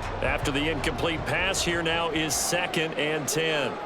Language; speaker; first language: English; native; English